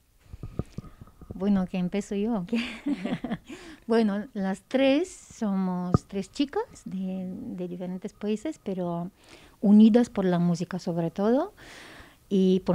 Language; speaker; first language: Spanish; non-native, fluent; Bulgarian